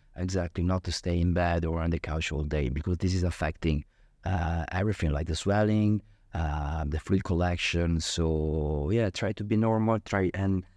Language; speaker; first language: English; non-native, fluent; Italian